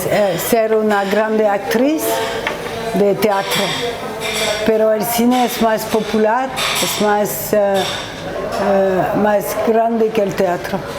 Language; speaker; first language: Spanish; non-native, learner; French